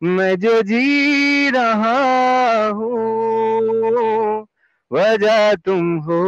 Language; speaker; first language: Hindi; native; Hindi